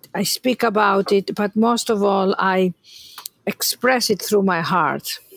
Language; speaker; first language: English; non-native, fluent; Greek